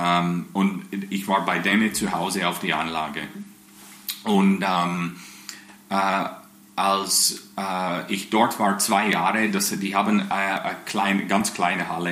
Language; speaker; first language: German; non-native, fluent; English